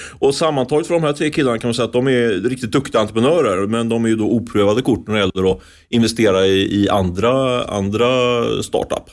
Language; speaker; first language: Swedish; native; Swedish